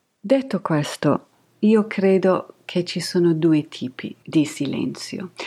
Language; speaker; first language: Italian; non-native, fluent; English